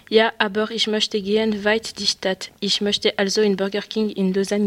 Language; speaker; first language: German; non-native, learner; French